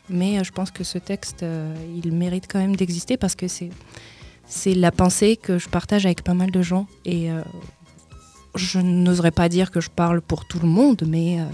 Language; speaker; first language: French; non-native, fluent; Russian